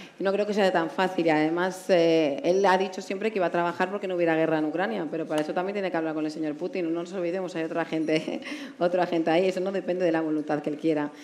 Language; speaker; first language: Spanish; native; Spanish